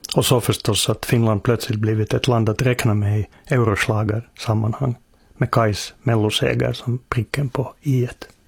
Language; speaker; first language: Swedish; native; Swedish